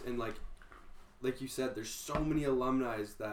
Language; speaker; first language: English; native; English